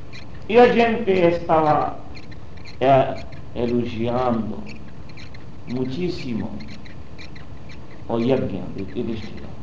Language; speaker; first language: Portuguese; non-native, learner; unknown